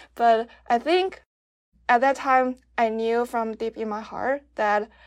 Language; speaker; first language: English; non-native, fluent; Chinese